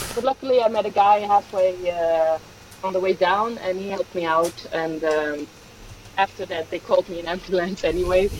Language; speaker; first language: English; non-native, fluent; Dutch